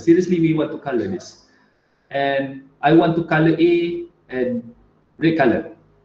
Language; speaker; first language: English; non-native, local second language; Malay